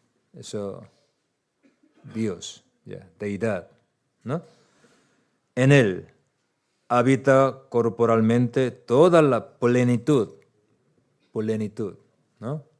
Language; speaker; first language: Spanish; non-native, learner; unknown